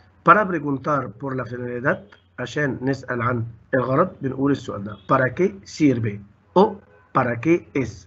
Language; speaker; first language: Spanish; non-native, fluent; Arabic